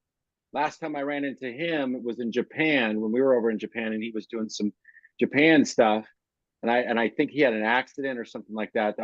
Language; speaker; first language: English; native; English